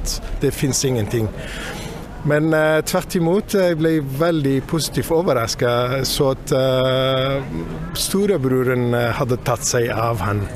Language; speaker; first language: Norwegian; non-native, fluent; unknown